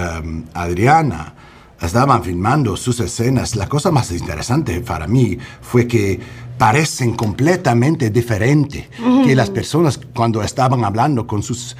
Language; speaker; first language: Spanish; early bilingual, heritage; English